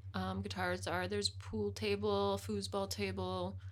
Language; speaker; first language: English; native; English